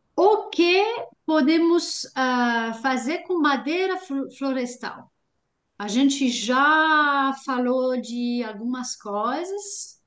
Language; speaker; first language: Portuguese; non-native, fluent; French